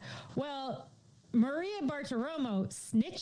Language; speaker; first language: English; native; English